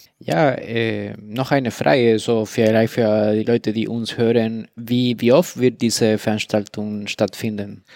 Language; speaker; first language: German; non-native, fluent; Spanish